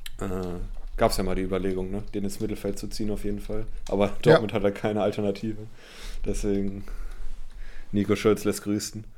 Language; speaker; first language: German; native; German